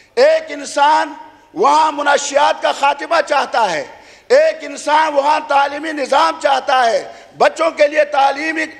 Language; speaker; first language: Urdu; non-native, local second language; Khowar